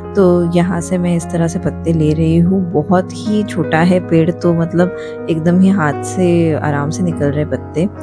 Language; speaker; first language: Hindi; non-native, local second language; Marathi